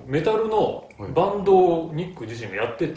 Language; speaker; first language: Japanese; native; Japanese